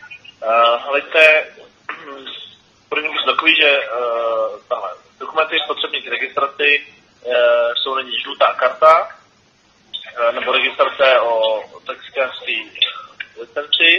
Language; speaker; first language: Czech; non-native, learner; Russian